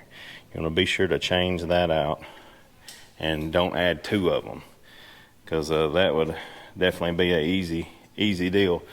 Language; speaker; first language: English; native; English